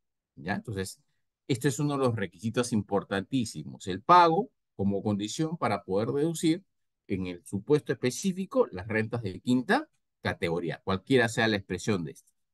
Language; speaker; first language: Spanish; native; Spanish